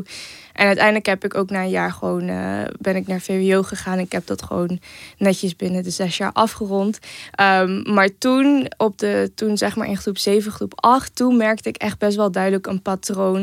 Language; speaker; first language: Dutch; native; Dutch